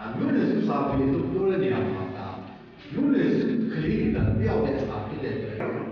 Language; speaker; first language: Burmese; non-native, local second language; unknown